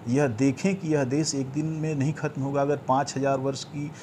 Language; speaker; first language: Hindi; native; Hindi